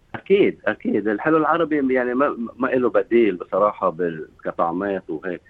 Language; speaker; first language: Arabic; native; Arabic